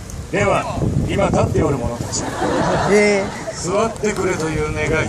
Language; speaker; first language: Japanese; native; Japanese